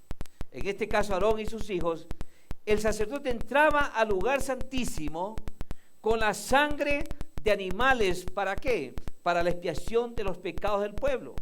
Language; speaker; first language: Spanish; native; Spanish